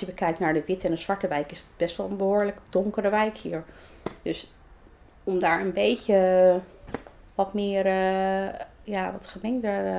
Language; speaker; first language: Dutch; native; Dutch